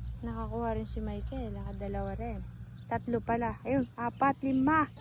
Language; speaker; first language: Filipino; non-native, local second language; Iloko